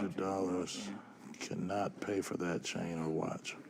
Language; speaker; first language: English; native; English